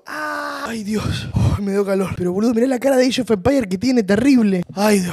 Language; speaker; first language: Spanish; native; Spanish